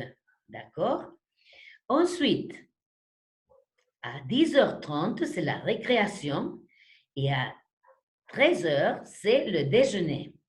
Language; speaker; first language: French; non-native, fluent; Spanish